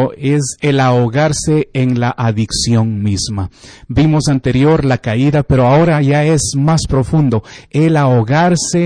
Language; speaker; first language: Spanish; native; Spanish